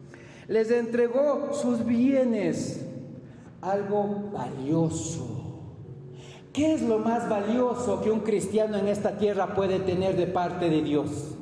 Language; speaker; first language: Spanish; native; Spanish